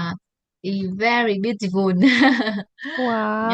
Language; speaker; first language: English; non-native, learner; Vietnamese